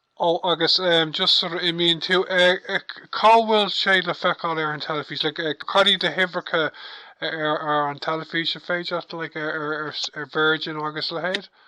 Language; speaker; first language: Irish; non-native, local second language; English